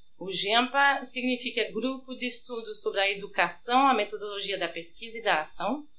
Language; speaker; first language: Portuguese; early bilingual, heritage; Portuguese